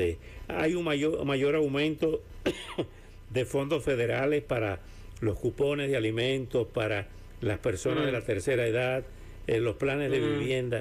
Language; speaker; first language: Spanish; native; Spanish